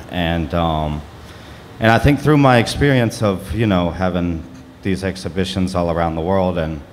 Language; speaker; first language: English; native; English